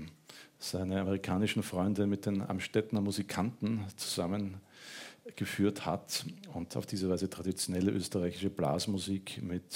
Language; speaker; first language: German; native; German